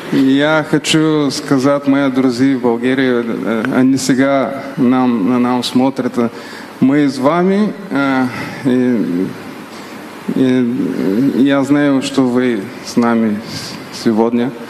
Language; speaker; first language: Russian; non-native, learner; Bulgarian